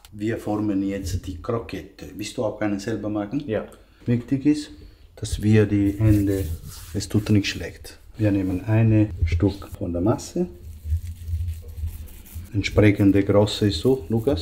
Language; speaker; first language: German; non-native, learner; Italian